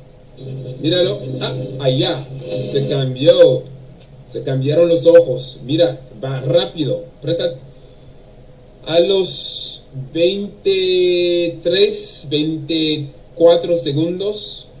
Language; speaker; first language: Spanish; non-native, learner; English